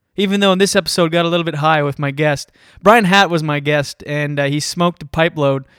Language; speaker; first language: English; native; English